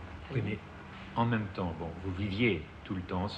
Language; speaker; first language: French; native; French